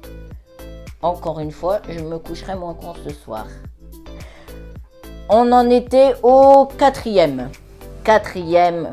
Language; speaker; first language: French; native; French